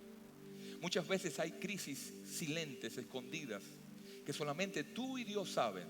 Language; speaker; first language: Spanish; native; Spanish